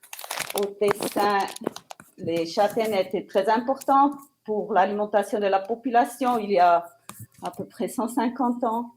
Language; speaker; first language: French; non-native, local second language; Italian